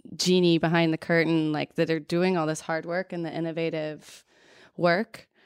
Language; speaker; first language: English; native; English